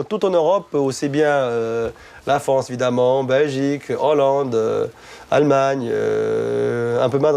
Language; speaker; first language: French; non-native, fluent; Chinese